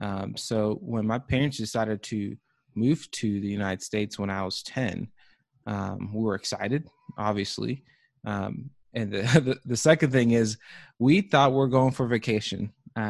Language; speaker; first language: English; early bilingual, other home language; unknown